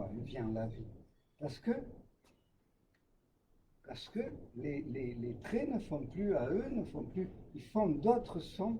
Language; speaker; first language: French; native; French